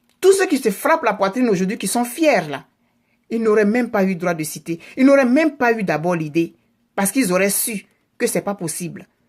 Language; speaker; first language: French; native; French